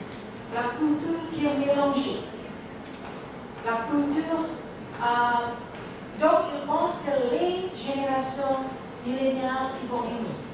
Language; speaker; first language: French; non-native, fluent; Indonesian